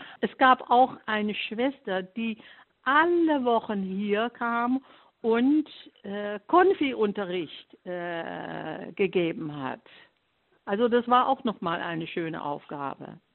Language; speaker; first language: German; non-native, fluent; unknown